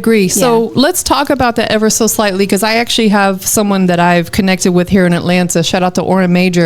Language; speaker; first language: English; native; English